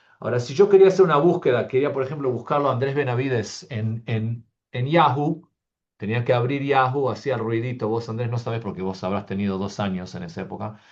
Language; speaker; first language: Spanish; early bilingual, heritage; Spanish